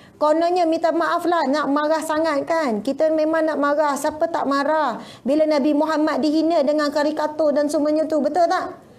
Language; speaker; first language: Malay; native; Malay